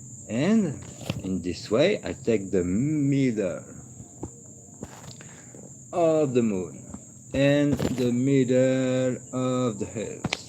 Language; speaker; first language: English; non-native, learner; French